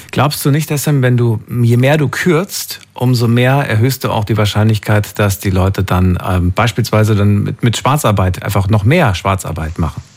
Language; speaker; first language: German; native; German